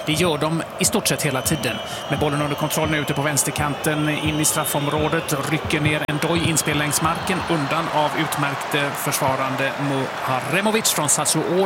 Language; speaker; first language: Swedish; native; Swedish